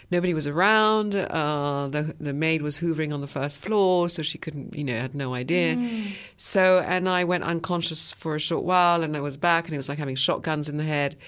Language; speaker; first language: English; early bilingual, other home language; French